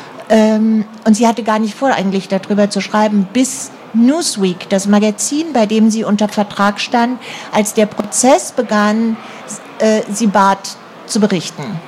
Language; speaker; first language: German; native; German